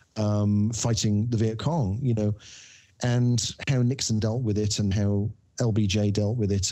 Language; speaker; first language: English; native; English